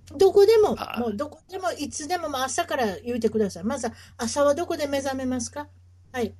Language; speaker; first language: Japanese; native; Japanese